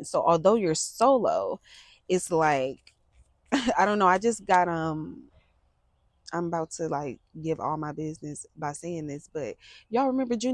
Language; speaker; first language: English; native; English